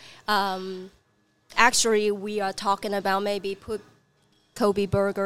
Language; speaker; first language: English; non-native, learner; Chinese